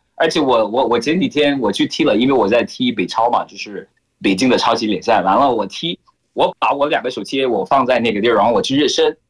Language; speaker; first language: Chinese; non-native, fluent; French